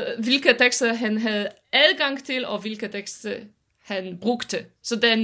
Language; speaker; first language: Danish; non-native, fluent; Polish